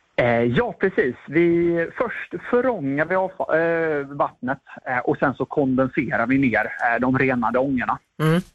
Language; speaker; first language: Swedish; native; Swedish